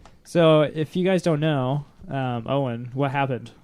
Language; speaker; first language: English; native; English